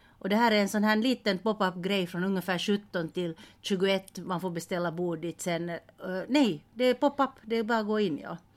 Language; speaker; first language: Swedish; native; Swedish